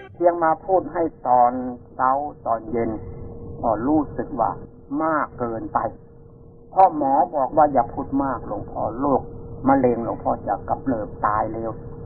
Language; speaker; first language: Thai; non-native, local second language; Northeastern Thai